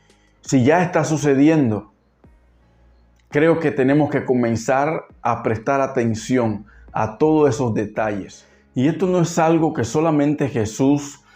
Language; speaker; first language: Spanish; native; Spanish